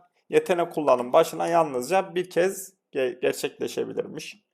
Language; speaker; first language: Turkish; native; Turkish